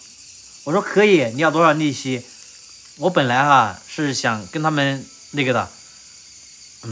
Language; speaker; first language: Chinese; native; Chinese